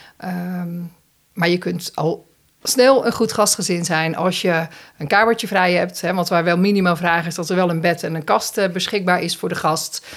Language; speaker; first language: Dutch; native; Dutch